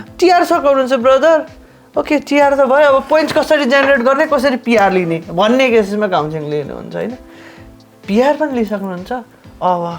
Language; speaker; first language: Nepali; native; Nepali